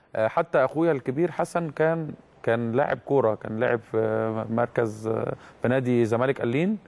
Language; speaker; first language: Arabic; native; Arabic